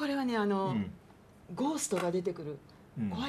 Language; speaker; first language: Japanese; native; Japanese